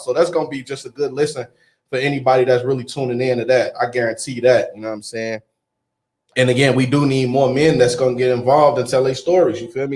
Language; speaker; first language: English; native; English